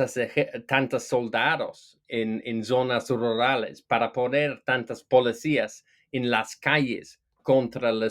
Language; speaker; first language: Spanish; non-native, fluent; English